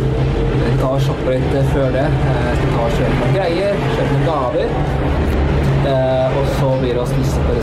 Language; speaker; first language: Norwegian; native; Norwegian